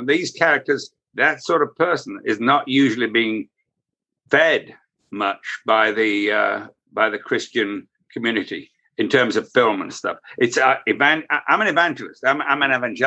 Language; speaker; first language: English; native; English